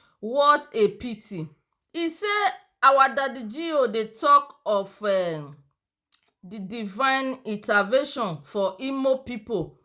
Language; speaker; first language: Nigerian Pidgin; non-native, local second language; Yoruba